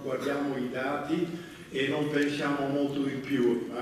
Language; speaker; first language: Italian; non-native, fluent; Dutch